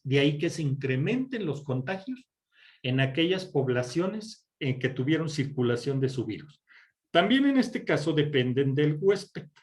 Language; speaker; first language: Spanish; native; Spanish